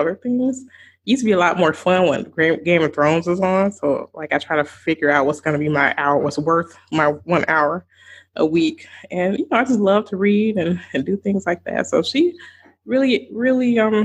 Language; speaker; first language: English; native; English